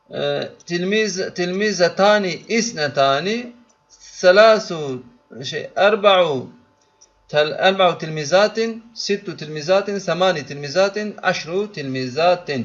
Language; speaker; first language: Arabic; non-native, learner; Turkish